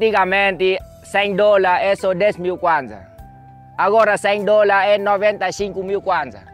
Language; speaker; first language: Portuguese; non-native, learner; Vietnamese